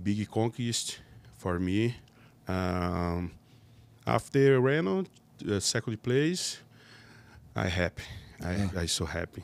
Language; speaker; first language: English; non-native, learner; Portuguese